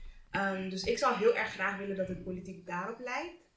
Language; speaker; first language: Dutch; early bilingual, other home language; Kinyarwanda